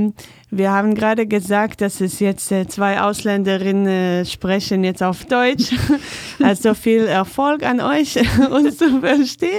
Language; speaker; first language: German; non-native, fluent; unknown